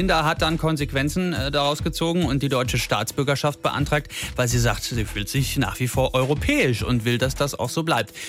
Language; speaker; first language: German; native; German